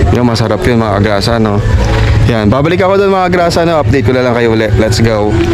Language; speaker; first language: Filipino; native; Filipino